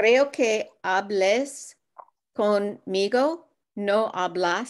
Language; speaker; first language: Spanish; non-native, learner; English